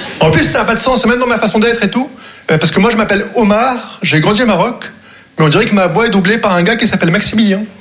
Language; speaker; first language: French; non-native, local second language; Arabic